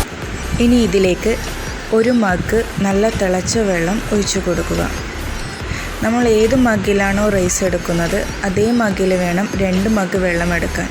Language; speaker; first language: Malayalam; native; Malayalam